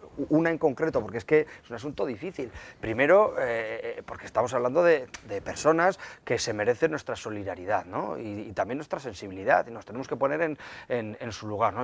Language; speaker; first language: Spanish; native; Spanish